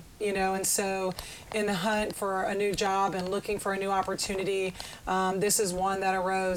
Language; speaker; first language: English; native; English